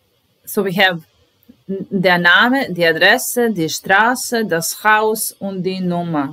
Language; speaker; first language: German; non-native, fluent; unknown